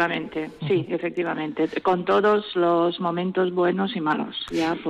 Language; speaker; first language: Spanish; non-native, fluent; Russian